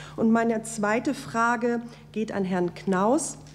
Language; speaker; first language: German; native; German